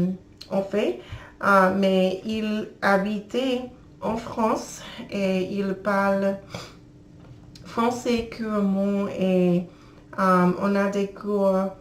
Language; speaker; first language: French; non-native, learner; English